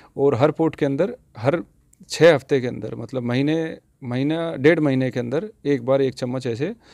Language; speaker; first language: Hindi; native; Hindi